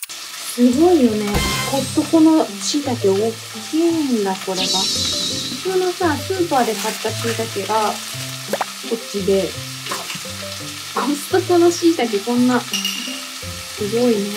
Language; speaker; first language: Japanese; native; Japanese